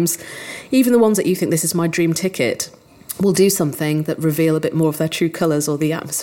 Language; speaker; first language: English; native; English